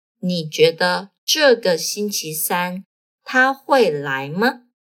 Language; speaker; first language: Chinese; non-native, fluent; Portuguese